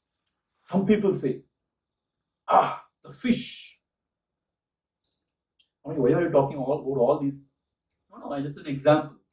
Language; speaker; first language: English; non-native, local second language; Tamil